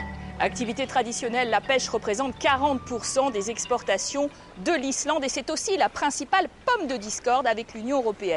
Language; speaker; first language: French; native; French